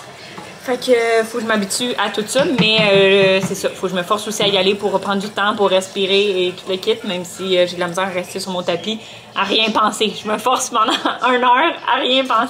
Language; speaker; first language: French; native; French